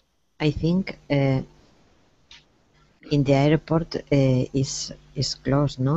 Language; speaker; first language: English; non-native, learner; Spanish